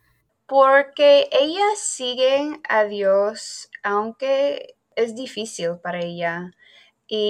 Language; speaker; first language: Spanish; non-native, fluent; English